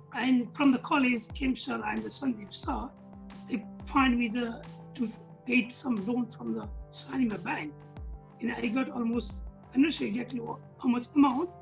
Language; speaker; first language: English; non-native, local second language; Nepali